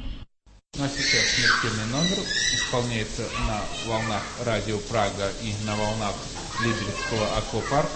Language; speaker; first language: Russian; native; Russian